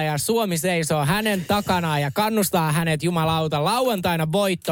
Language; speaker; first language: Finnish; native; Finnish